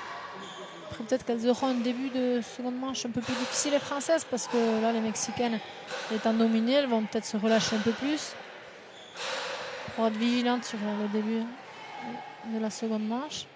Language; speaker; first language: French; native; French